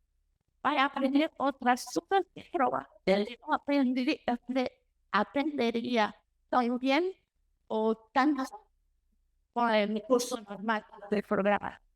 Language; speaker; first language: Spanish; non-native, learner; Portuguese